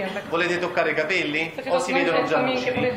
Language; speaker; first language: Italian; native; Italian